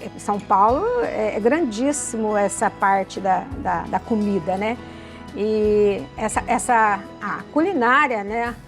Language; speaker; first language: Portuguese; early bilingual, other home language; Italian